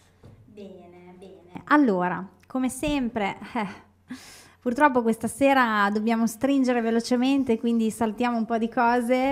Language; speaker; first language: Italian; native; Italian